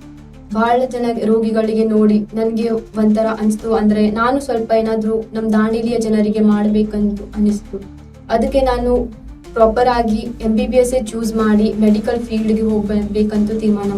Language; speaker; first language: Kannada; non-native, local second language; Urdu